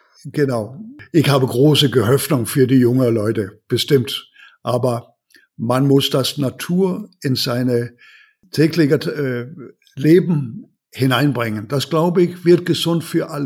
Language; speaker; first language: German; non-native, learner; Danish